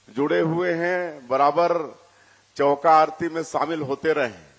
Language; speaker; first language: Hindi; native; Hindi